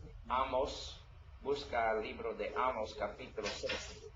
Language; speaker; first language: Spanish; non-native, learner; English